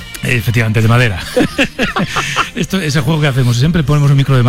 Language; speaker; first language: Spanish; native; Spanish